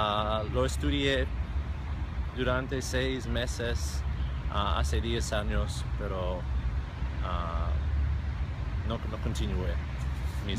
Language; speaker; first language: Spanish; non-native, fluent; English